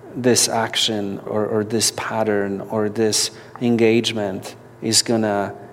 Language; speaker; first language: English; non-native, fluent; Polish